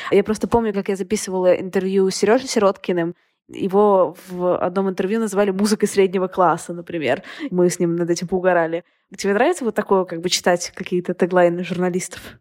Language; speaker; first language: Russian; native; Russian